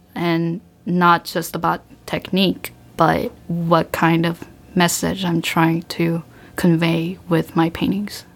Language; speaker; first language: English; early bilingual, other home language; Korean